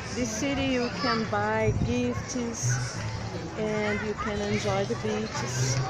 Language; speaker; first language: English; non-native, learner; Portuguese